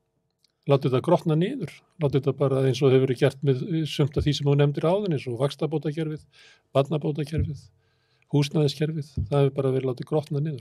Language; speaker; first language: Icelandic; native; Icelandic